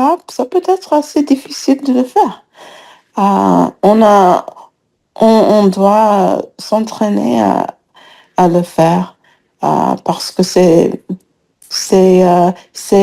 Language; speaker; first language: French; non-native, fluent; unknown